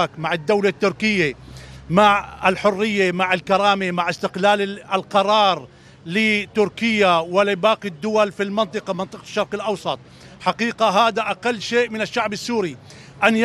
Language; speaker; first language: Arabic; native; Arabic